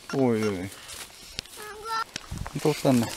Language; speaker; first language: Finnish; native; Finnish